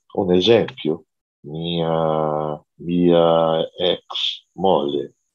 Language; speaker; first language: Italian; non-native, fluent; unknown